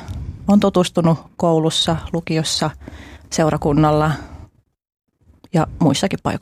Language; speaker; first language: Finnish; early bilingual, other home language; Albanian